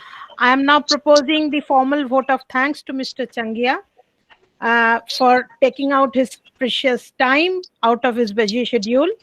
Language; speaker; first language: English; non-native, local second language; Bangla